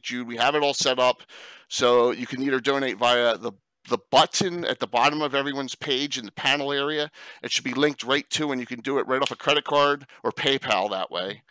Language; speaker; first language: English; native; English